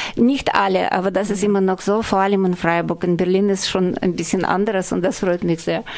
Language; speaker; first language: German; non-native, fluent; Russian